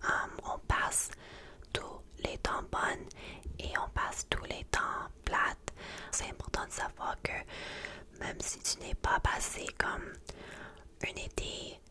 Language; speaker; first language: French; non-native, learner; English